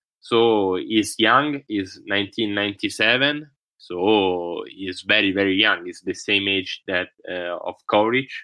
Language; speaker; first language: English; non-native, learner; Italian